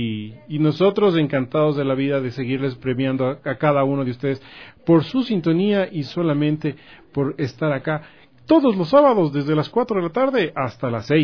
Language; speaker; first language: Spanish; native; Spanish